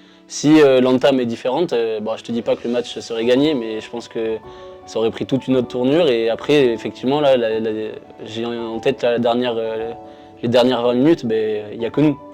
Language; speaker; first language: French; native; French